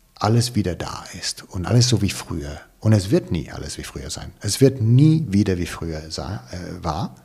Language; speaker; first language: German; non-native, fluent; Italian